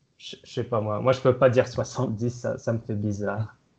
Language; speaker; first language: French; non-native, local second language; German